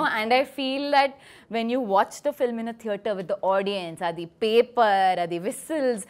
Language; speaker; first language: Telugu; non-native, fluent; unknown